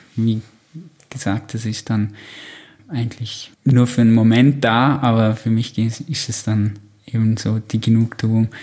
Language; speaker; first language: German; native; German